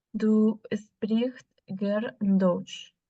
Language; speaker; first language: German; non-native, learner; Spanish